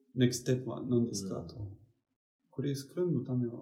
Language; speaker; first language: Japanese; non-native, learner; French